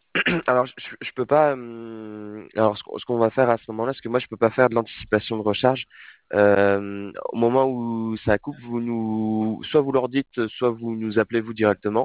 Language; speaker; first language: French; native; French